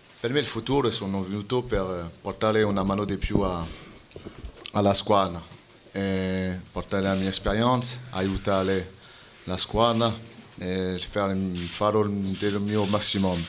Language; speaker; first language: Italian; non-native, fluent; French